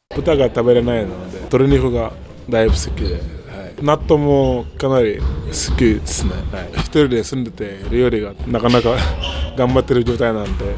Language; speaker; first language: Japanese; non-native, fluent; Wolof